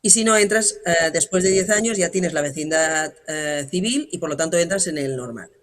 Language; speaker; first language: Spanish; native; Spanish